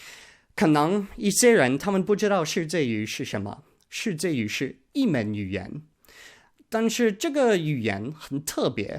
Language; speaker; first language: Chinese; non-native, learner; English